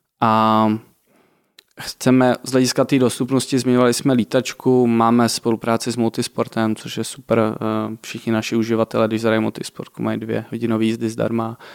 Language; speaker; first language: Czech; native; Czech